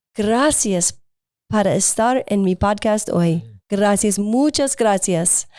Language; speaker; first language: Spanish; non-native, learner; English